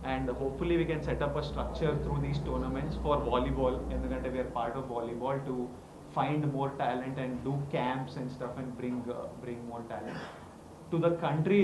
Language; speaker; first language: Telugu; native; Telugu